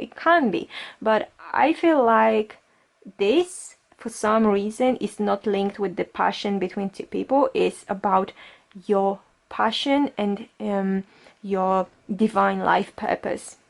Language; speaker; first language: English; non-native, fluent; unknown